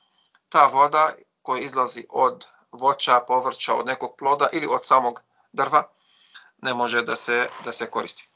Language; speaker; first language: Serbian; non-native, fluent; Arabic